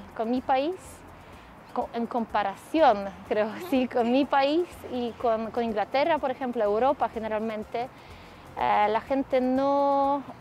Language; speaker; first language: Spanish; non-native, fluent; Polish